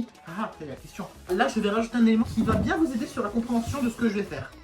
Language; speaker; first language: French; native; French